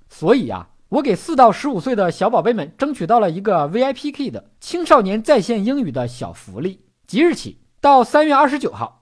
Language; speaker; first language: Chinese; native; Chinese